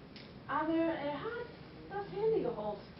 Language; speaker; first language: German; non-native, learner; English